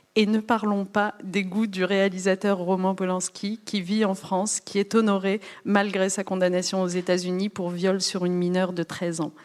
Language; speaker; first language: French; early bilingual, other home language; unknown